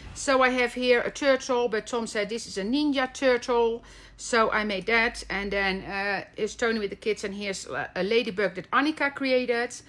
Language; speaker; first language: English; non-native, fluent; Dutch